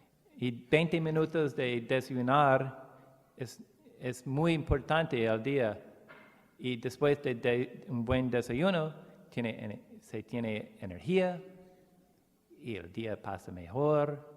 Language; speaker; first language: Spanish; non-native, learner; English